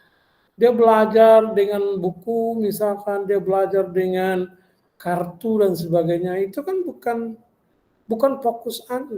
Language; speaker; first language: Indonesian; native; Indonesian